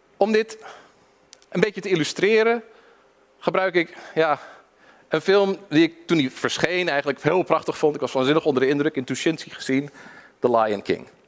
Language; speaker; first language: Dutch; early bilingual, other home language; English